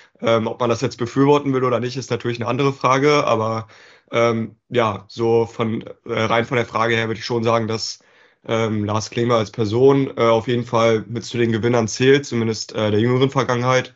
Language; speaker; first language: German; native; German